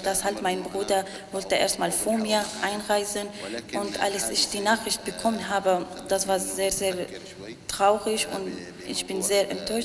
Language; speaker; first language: German; non-native, learner; Arabic